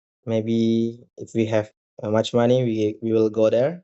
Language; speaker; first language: English; non-native, learner; Indonesian